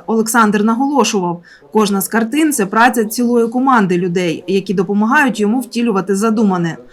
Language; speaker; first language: Ukrainian; native; Ukrainian